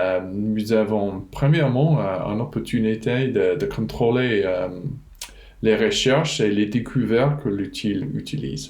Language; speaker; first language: French; non-native, fluent; English